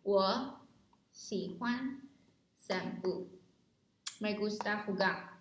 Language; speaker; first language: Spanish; non-native, learner; Chinese